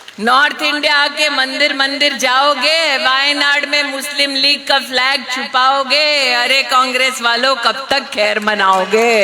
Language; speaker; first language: Hindi; native; Hindi